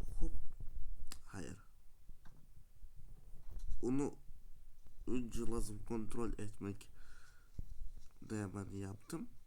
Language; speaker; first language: Turkish; non-native, learner; Russian